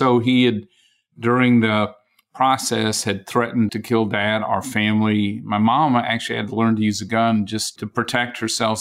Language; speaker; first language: English; native; English